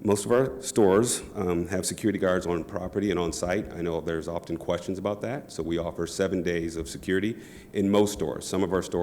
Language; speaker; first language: English; native; English